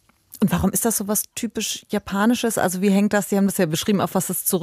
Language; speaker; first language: German; native; German